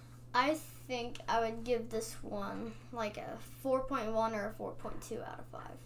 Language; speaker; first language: English; native; English